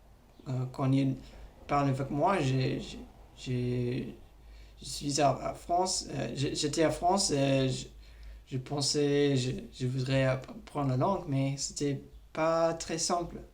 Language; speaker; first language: French; non-native, learner; English